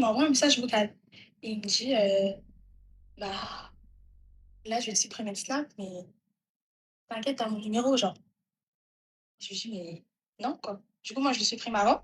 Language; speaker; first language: French; native; French